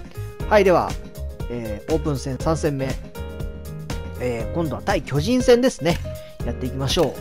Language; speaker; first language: Japanese; native; Japanese